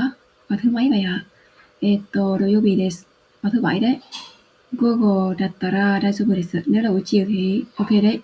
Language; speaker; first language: Japanese; non-native, learner; Vietnamese